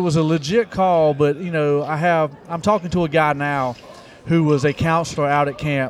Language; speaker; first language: English; native; English